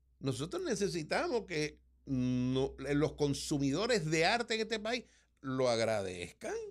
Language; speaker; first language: Spanish; native; Spanish